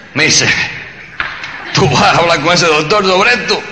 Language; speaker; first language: Spanish; early bilingual, heritage; Spanish